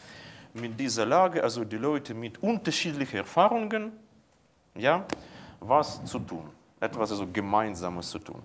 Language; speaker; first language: German; non-native, fluent; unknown